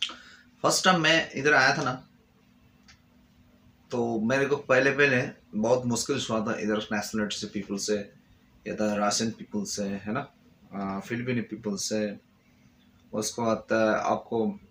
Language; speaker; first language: Hindi; non-native, fluent; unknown